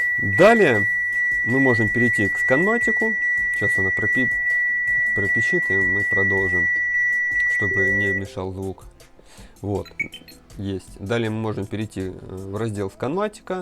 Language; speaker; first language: Russian; native; Russian